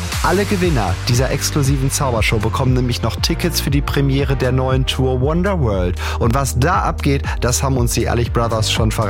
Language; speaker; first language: German; native; German